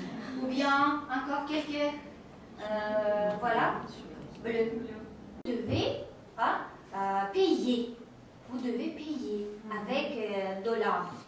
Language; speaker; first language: French; non-native, fluent; Uzbek